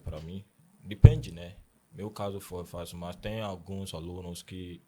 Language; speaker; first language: Portuguese; non-native, learner; Akan